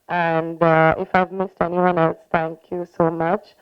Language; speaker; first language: English; non-native, local second language; Tamil